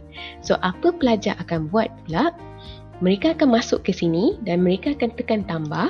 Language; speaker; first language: Malay; native; Malay